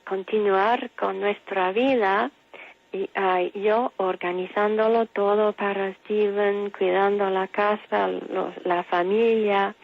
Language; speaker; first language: Spanish; non-native, fluent; English